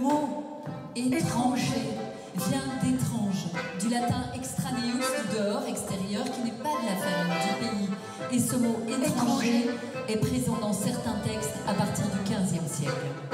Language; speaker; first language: French; native; French